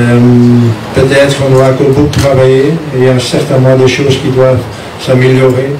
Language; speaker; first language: French; non-native, fluent; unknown